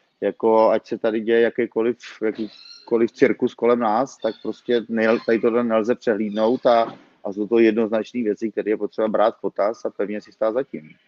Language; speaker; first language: Czech; native; Czech